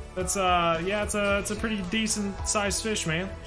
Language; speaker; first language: English; native; English